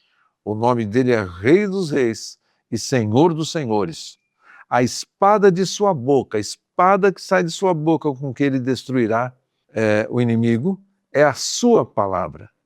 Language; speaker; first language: Portuguese; native; Portuguese